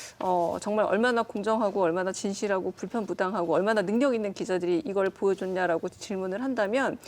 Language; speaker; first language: Korean; native; Korean